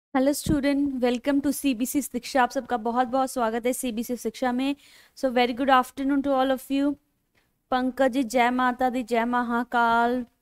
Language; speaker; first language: Hindi; non-native, local second language; Punjabi